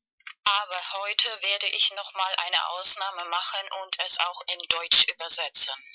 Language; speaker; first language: German; non-native, fluent; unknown